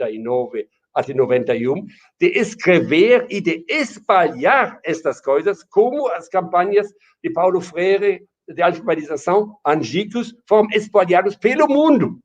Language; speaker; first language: Portuguese; non-native, fluent; German